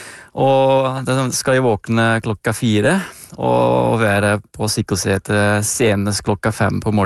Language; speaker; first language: Norwegian; non-native, fluent; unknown